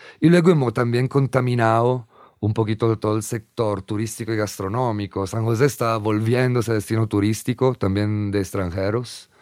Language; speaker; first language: Spanish; non-native, fluent; Italian